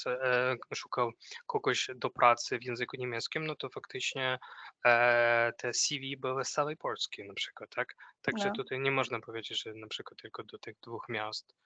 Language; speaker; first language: Polish; non-native, fluent; Ukrainian